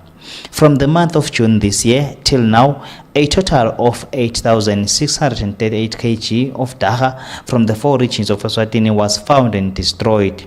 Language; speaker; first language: English; non-native, local second language; Swati